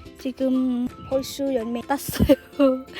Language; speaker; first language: Korean; non-native, learner; Lao